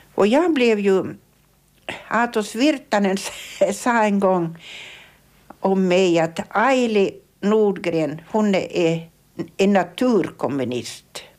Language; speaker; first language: Swedish; native; Swedish